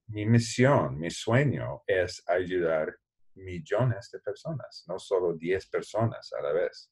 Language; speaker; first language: Spanish; non-native, learner; English